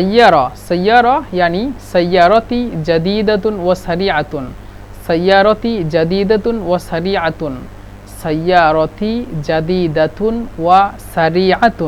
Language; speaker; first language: Egyptian Arabic; non-native, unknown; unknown